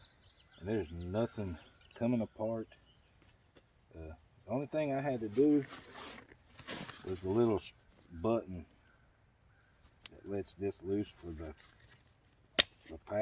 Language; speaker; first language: English; native; English